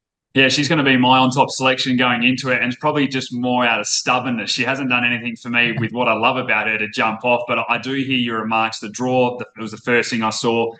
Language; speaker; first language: English; native; English